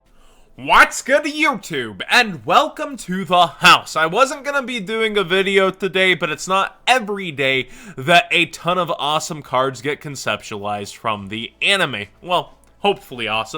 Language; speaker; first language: English; native; English